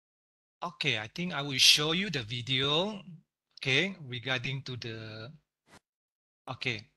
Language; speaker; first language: English; non-native, local second language; Malay